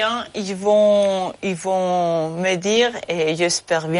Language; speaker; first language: French; non-native, fluent; Spanish